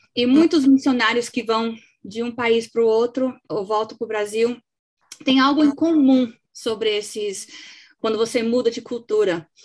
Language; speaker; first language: Portuguese; non-native, local second language; English